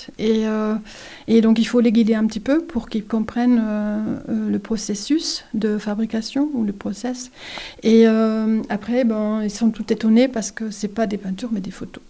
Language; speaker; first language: French; non-native, fluent; German